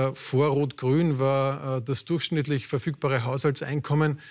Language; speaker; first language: German; native; German